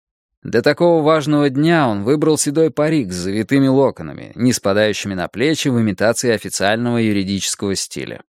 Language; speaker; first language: Russian; native; Russian